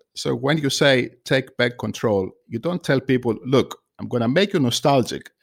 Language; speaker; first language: English; non-native, fluent; Greek